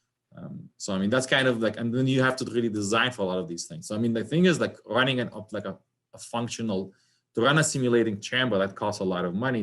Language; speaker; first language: English; non-native, fluent; Arabic